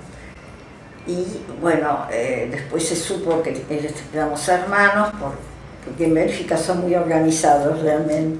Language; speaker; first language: Spanish; early bilingual, other home language; French